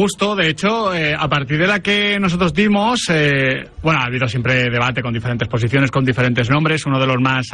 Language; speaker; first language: Spanish; native; Spanish